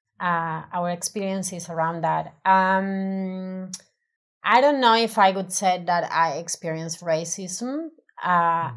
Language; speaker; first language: English; non-native, fluent; Spanish